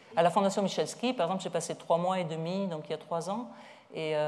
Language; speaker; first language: French; native; French